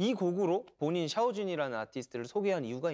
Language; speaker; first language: Korean; native; Korean